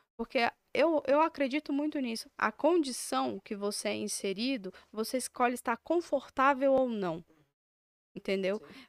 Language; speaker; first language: Portuguese; native; Portuguese